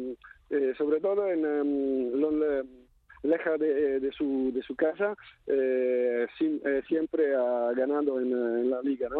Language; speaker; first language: Spanish; non-native, fluent; Italian